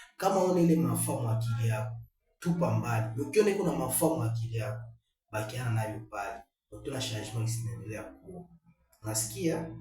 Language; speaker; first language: Swahili; native; Swahili